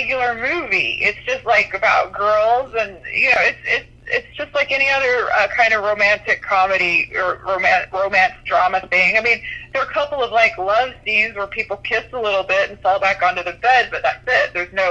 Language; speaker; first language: English; native; English